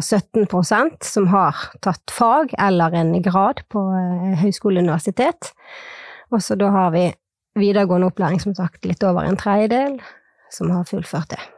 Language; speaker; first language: Norwegian; native; Norwegian